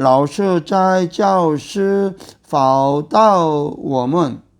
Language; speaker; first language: Chinese; non-native, learner; Korean